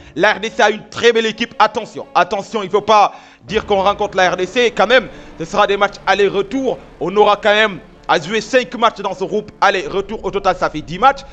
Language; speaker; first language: French; non-native, local second language; Wolof